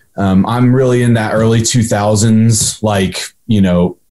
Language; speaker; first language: English; native; English